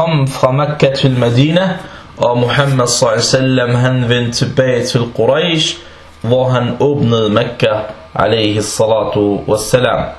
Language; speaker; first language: Danish; early bilingual, other home language; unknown